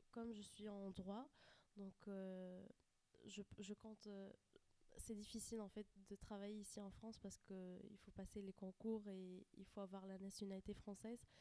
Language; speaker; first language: French; non-native, local second language; Arabic